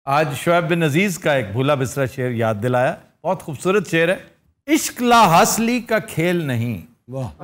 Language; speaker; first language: Urdu; non-native, local second language; Punjabi